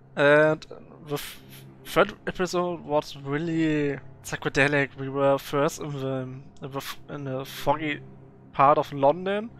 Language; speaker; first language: English; non-native, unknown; German